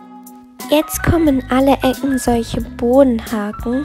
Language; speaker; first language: German; native; German